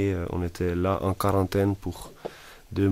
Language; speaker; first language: French; non-native, fluent; Dutch